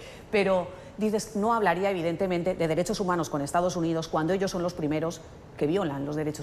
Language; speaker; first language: Spanish; native; Spanish